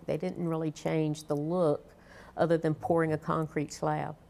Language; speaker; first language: English; native; English